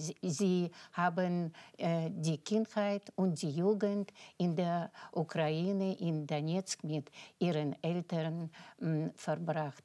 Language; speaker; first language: German; non-native, fluent; Russian